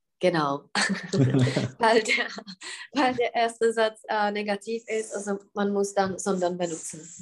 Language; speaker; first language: German; non-native, fluent; Czech